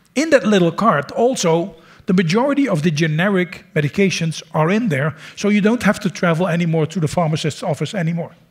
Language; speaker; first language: English; non-native, fluent; Dutch